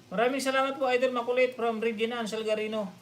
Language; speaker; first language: Filipino; non-native, local second language; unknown